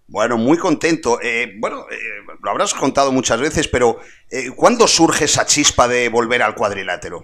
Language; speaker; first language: Spanish; native; Spanish